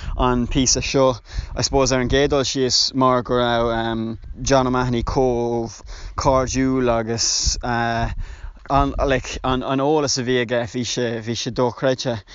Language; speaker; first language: Irish; non-native, local second language; English